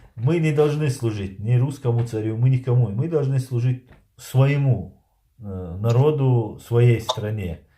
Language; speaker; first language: Russian; non-native, local second language; Chechen